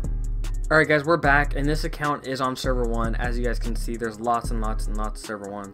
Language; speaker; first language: English; native; English